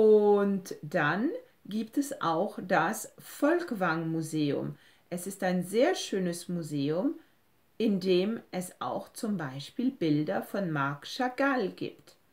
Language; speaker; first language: German; non-native, fluent; French